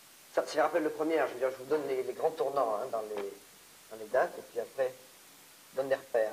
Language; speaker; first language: French; native; French